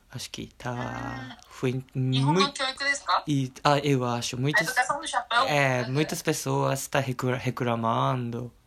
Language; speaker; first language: Portuguese; non-native, learner; Japanese